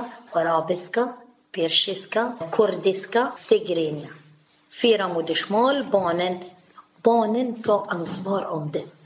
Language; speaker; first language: Swedish; non-native, learner; Arabic